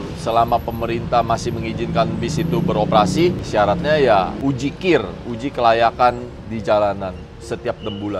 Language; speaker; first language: Indonesian; native; Indonesian